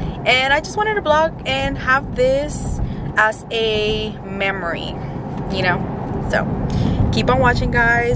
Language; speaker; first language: English; early bilingual, other home language; Spanish